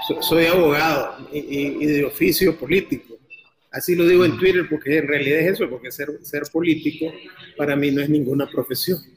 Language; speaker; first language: Spanish; native; Spanish